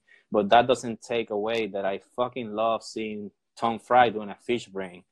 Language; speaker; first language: English; non-native, fluent; Spanish